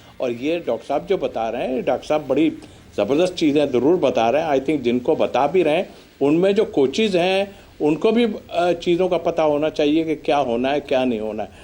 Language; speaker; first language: Urdu; native; Urdu